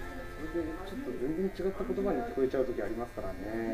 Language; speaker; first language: Japanese; native; Japanese